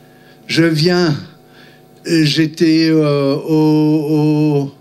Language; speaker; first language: French; non-native, local second language; German